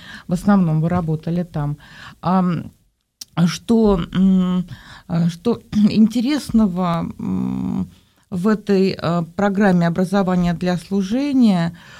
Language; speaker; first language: Russian; native; Russian